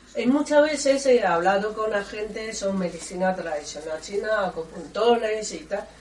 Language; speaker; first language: Spanish; non-native, learner; Chinese